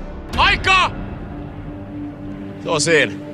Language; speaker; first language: Finnish; native; Finnish